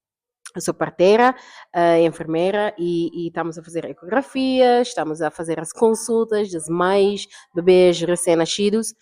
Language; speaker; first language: Portuguese; non-native, fluent; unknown